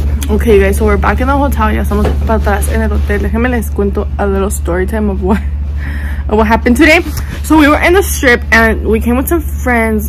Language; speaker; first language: English; early bilingual, other home language; Spanish